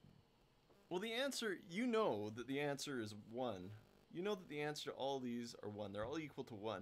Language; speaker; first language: English; native; English